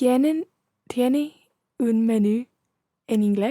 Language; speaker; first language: Spanish; non-native, learner; English